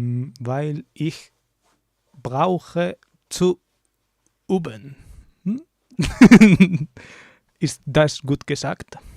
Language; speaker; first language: German; non-native, learner; English